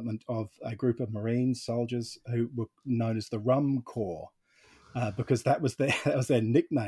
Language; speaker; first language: English; native; English